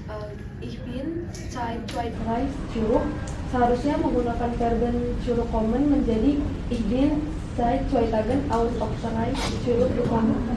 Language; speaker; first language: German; non-native, learner; Indonesian